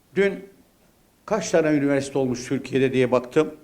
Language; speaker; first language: Turkish; native; Turkish